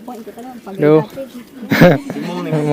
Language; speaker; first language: English; non-native, learner; Russian